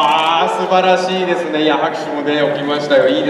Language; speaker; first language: Japanese; native; Japanese